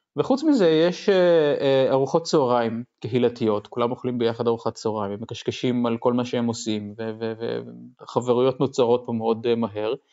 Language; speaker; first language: Hebrew; native; Hebrew